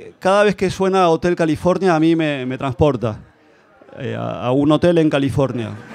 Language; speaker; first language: Spanish; native; Spanish